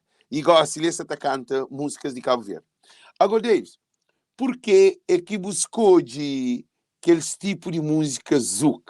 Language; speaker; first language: Portuguese; non-native, local second language; Kabuverdianu